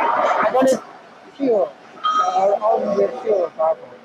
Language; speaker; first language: English; non-native, learner; Chinese